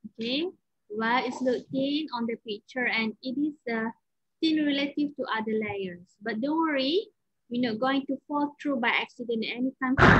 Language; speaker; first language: English; non-native, local second language; Malay